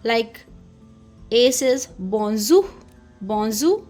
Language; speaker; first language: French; non-native, fluent; Hindi